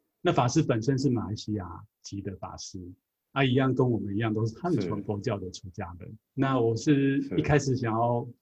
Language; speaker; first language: Chinese; native; Chinese